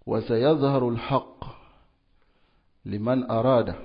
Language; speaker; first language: Arabic; non-native, fluent; French